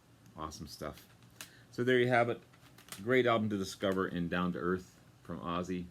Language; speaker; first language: English; native; English